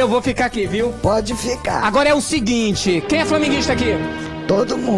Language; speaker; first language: Portuguese; native; Portuguese